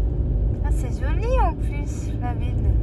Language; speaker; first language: French; non-native, fluent; Korean